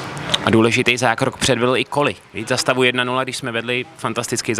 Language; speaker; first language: Czech; native; Czech